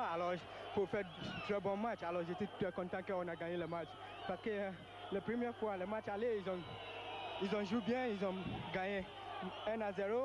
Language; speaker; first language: French; non-native, learner; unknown